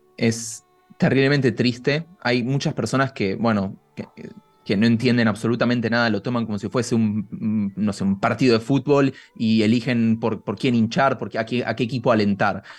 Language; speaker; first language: Spanish; native; Spanish